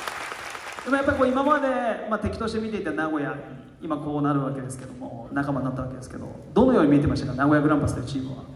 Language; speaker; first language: Japanese; native; Japanese